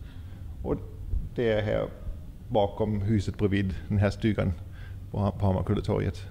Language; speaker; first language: Swedish; native; Swedish